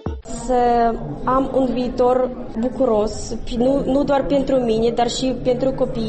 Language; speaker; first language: Romanian; non-native, local second language; Gagauz